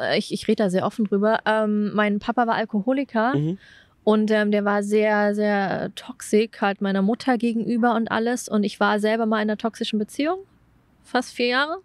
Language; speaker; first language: German; native; German